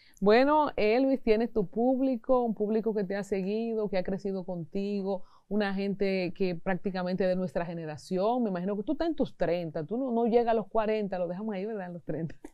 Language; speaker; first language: Spanish; native; Spanish